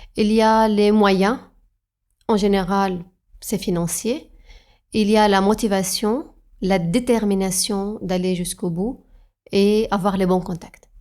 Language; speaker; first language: French; non-native, fluent; Arabic